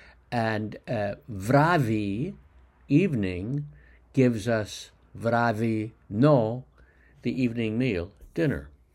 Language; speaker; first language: English; native; English